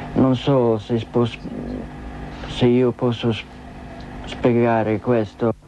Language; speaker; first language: Italian; non-native, learner; English